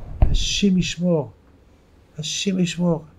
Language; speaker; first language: Hebrew; non-native, fluent; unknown